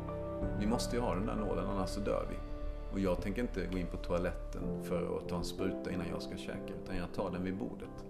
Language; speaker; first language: Swedish; native; Swedish